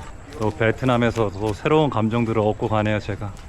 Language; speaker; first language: Korean; native; Korean